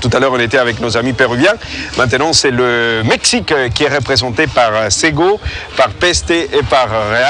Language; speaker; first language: French; native; French